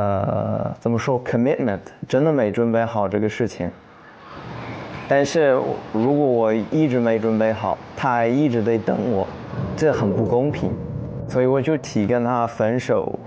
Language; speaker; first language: Chinese; non-native, fluent; English